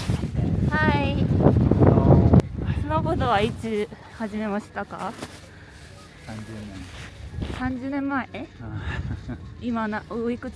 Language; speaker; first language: Japanese; non-native, learner; Korean